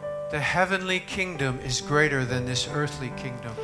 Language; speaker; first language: English; native; English